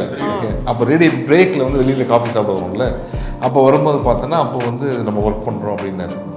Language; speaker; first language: Tamil; native; Tamil